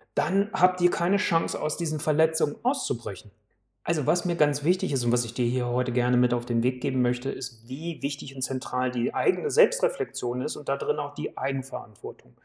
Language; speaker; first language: German; native; German